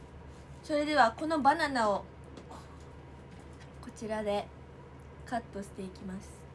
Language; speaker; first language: Japanese; native; Japanese